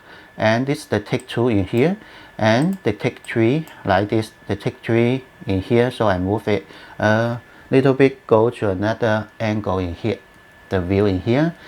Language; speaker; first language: English; non-native, learner; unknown